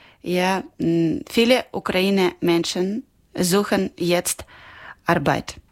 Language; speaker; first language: German; non-native, learner; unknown